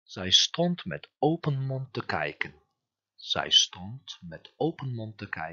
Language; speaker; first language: Dutch; non-native, fluent; Turkish